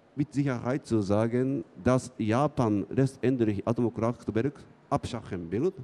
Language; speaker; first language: German; non-native, fluent; Japanese